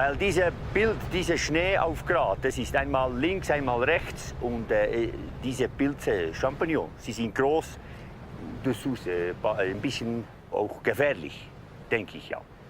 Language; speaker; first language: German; non-native, learner; French